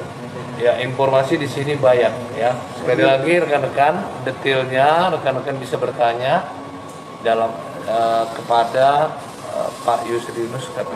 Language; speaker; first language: Indonesian; native; Indonesian